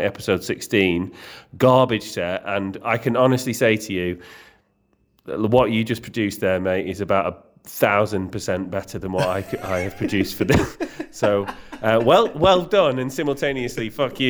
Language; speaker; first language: English; native; English